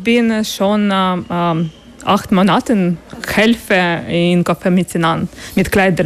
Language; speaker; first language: German; non-native, learner; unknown